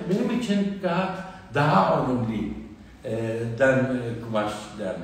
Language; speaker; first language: Turkish; non-native, learner; Arabic